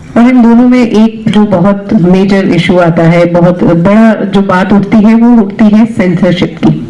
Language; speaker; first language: Hindi; native; Hindi